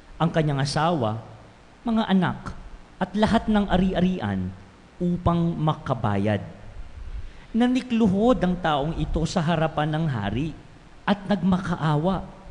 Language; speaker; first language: Filipino; non-native, local second language; Pampanga